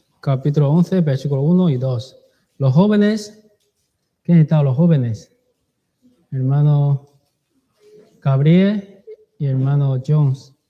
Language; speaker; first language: Spanish; non-native, learner; Chinese